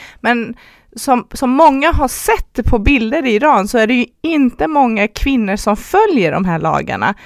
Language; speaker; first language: Swedish; early bilingual, other home language; Persian